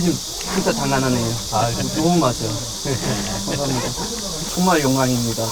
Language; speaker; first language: Korean; non-native, fluent; English